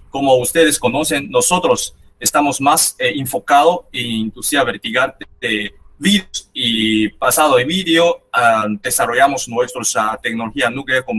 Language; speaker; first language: Spanish; non-native, fluent; Chinese